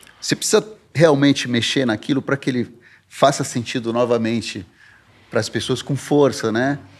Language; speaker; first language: Portuguese; early bilingual, heritage; Portuguese